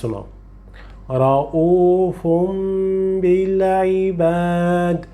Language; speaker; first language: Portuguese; non-native, fluent; Arabic